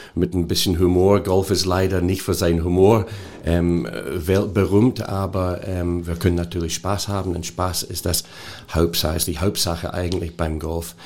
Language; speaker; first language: German; non-native, fluent; English